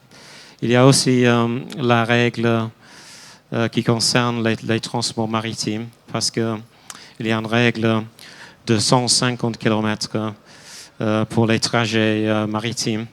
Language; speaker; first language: French; non-native, fluent; English